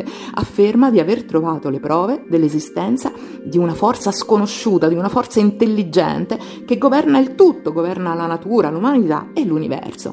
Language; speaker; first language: Italian; native; Italian